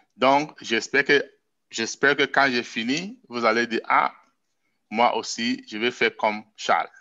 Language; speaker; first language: French; non-native, local second language; English